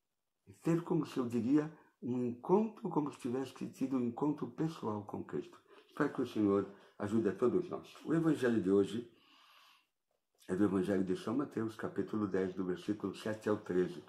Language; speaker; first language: Portuguese; native; Portuguese